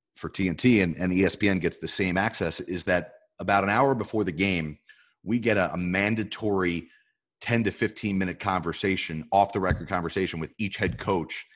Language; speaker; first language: English; native; English